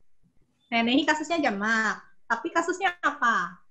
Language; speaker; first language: Indonesian; native; Indonesian